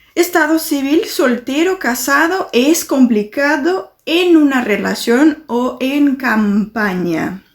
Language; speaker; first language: Spanish; non-native, fluent; Portuguese